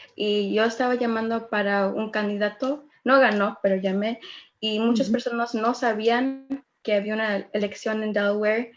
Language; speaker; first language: Spanish; early bilingual, other home language; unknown